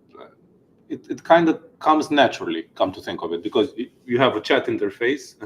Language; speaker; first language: English; non-native, fluent; Romanian